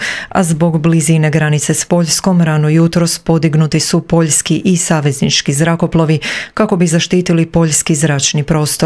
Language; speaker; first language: Croatian; native; Croatian